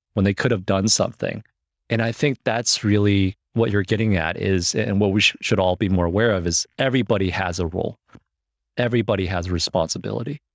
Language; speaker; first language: English; early bilingual, other home language; Chinese